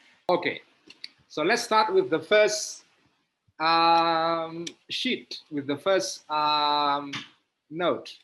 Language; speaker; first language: English; non-native, fluent; Indonesian